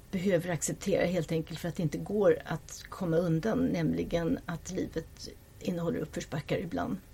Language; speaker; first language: Swedish; non-native, fluent; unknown